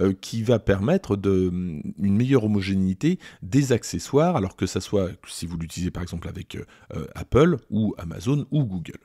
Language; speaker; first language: French; native; French